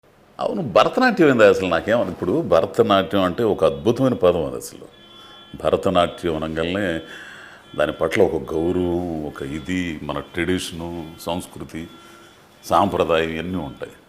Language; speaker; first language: Telugu; native; Telugu